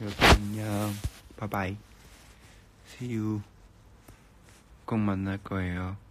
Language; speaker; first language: Korean; non-native, learner; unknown